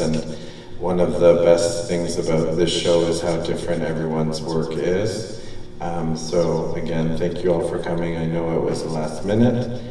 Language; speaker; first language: English; native; English